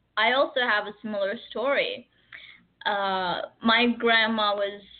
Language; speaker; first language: English; early bilingual, other home language; Arabic